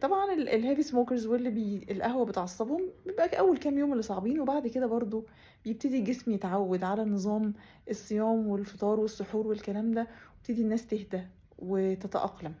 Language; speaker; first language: Arabic; native; Arabic